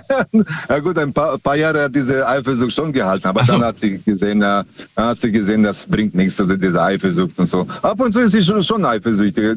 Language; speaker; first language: German; native; German